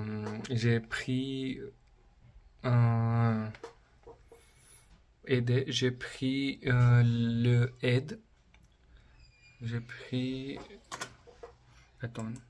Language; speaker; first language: French; non-native, learner; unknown